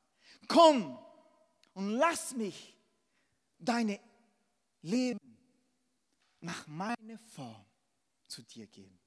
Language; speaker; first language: German; non-native, fluent; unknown